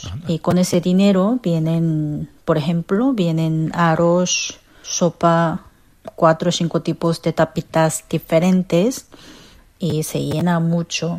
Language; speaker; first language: Spanish; non-native, fluent; Korean